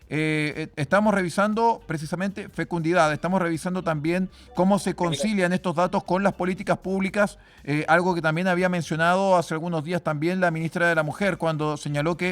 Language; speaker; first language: Spanish; native; Spanish